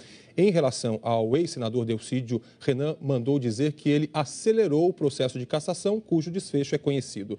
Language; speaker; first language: Portuguese; native; Portuguese